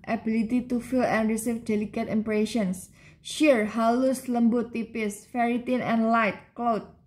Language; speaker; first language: English; non-native, learner; Indonesian